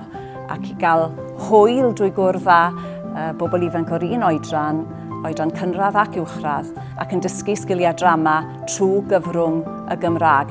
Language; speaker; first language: Welsh; native; Welsh